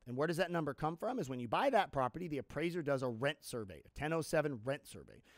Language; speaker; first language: English; native; English